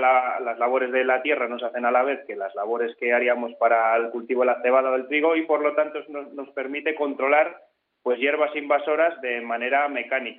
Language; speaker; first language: Spanish; native; Spanish